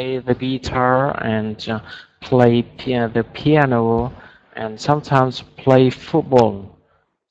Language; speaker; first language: English; non-native, learner; Vietnamese